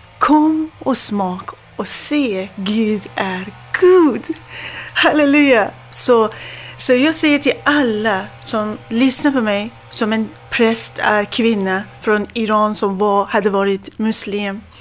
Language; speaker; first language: Swedish; non-native, fluent; Persian